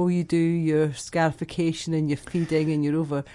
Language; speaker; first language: English; native; English